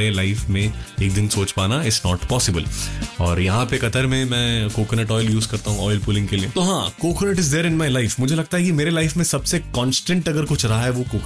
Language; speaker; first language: Hindi; non-native, local second language; Malayalam